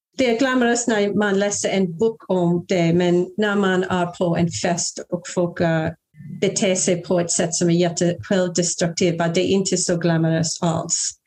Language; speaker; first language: Swedish; non-native, fluent; English